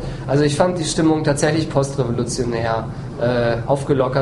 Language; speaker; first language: German; native; German